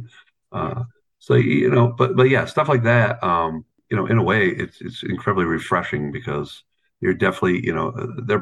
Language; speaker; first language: English; native; English